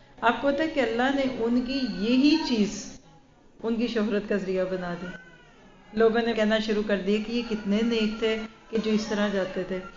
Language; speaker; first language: Urdu; native; Urdu